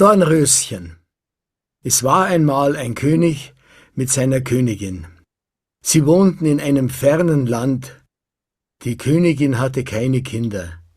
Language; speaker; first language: German; non-native, learner; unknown